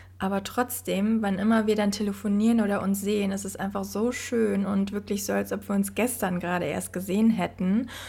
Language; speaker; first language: German; native; German